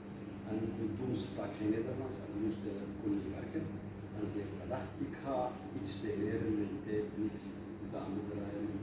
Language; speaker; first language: Dutch; non-native, learner; Kurdish